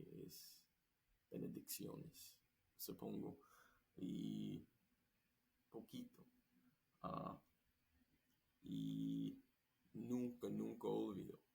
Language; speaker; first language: Spanish; non-native, learner; English